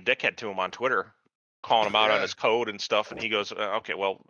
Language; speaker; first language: English; native; English